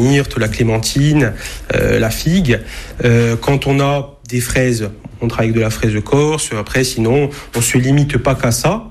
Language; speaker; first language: French; native; French